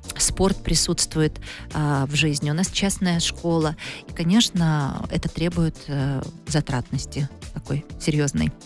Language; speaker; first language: Russian; native; Russian